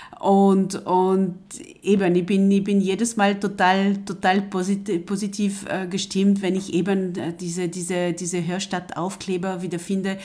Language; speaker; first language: German; non-native, fluent; French